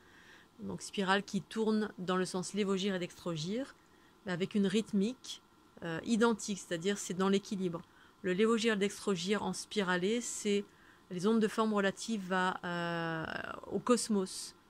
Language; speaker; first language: French; native; French